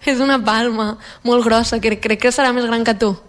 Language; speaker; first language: Catalan; native; Catalan